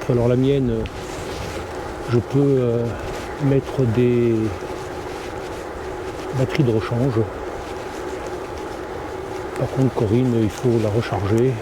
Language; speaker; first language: French; native; French